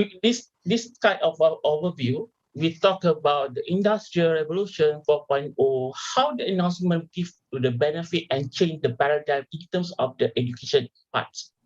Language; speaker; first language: English; non-native, local second language; Malay